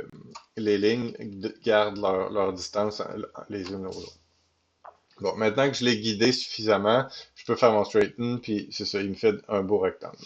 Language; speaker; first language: French; native; French